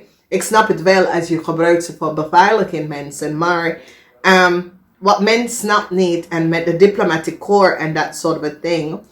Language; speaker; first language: Dutch; non-native, fluent; English